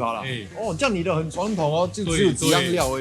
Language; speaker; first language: Chinese; non-native, local second language; English